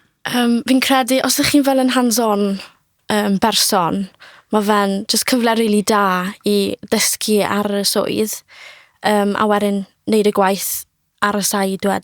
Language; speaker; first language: Welsh; native; Welsh